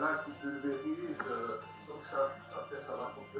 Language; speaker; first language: French; native; French